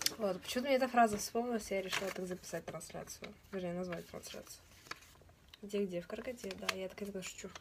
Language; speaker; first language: Russian; native; Russian